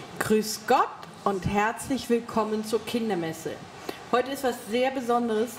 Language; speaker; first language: German; native; German